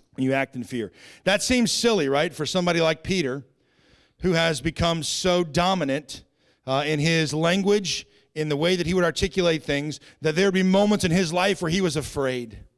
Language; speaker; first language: English; native; English